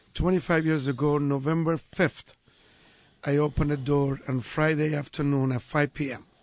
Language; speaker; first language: English; non-native, fluent; Italian